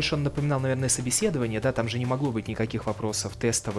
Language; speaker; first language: Russian; native; Russian